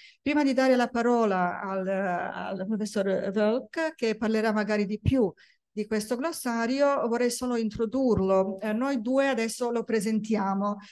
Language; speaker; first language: Italian; non-native, fluent; Bosnian